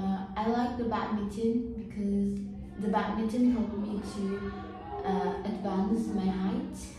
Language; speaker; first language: English; non-native, learner; Vietnamese